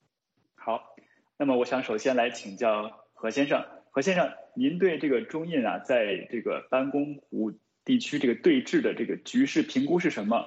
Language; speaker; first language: Chinese; native; Chinese